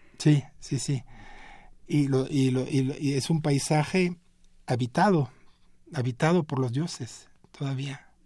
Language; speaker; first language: Spanish; non-native, fluent; French